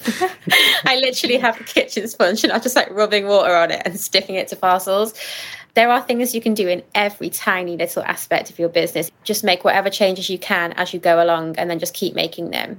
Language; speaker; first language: English; native; English